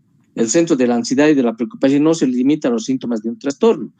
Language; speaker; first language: Spanish; native; Spanish